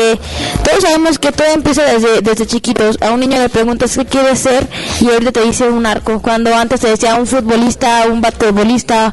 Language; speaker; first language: Spanish; native; Spanish